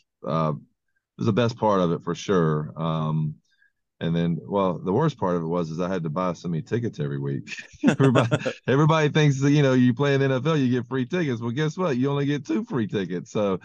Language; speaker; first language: English; native; English